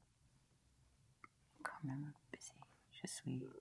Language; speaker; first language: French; non-native, learner; English